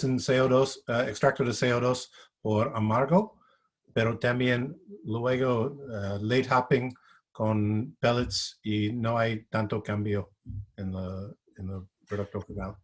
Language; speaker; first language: Spanish; non-native, fluent; English